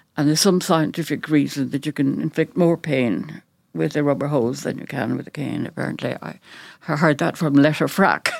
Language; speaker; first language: English; native; English